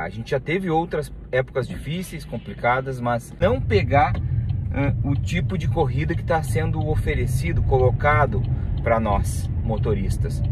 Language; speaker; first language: Portuguese; native; Portuguese